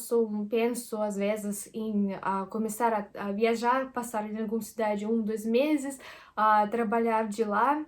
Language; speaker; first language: Portuguese; non-native, fluent; Russian